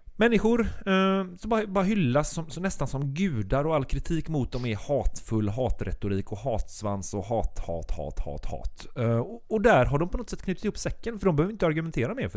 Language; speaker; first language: Swedish; native; Swedish